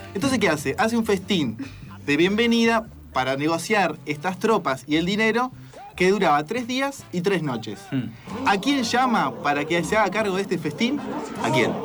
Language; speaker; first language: Spanish; native; Spanish